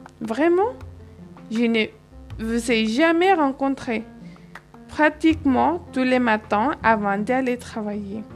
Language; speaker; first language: French; non-native, fluent; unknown